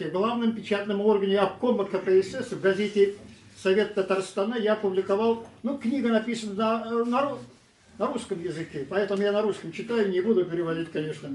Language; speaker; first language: Russian; non-native, local second language; Tatar